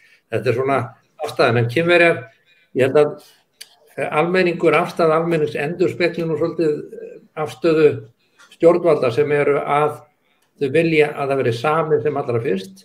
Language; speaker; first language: Icelandic; native; Icelandic